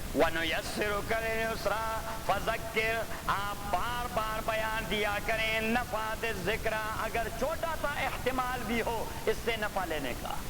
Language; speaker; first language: Urdu; non-native, local second language; Pashto